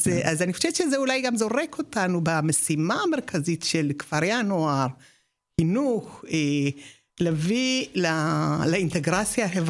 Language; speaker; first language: Hebrew; non-native, fluent; Amharic